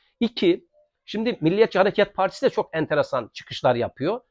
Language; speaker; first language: Turkish; native; Turkish